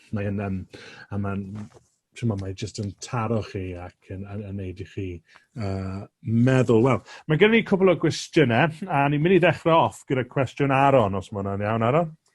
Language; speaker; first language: Welsh; native; Welsh